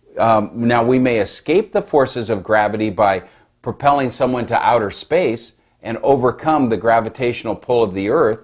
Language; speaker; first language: English; native; English